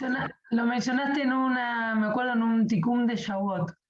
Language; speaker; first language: Spanish; native; Spanish